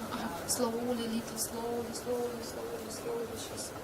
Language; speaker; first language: English; non-native, learner; Russian